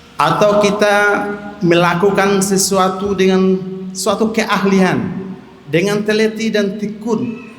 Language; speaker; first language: Indonesian; native; Indonesian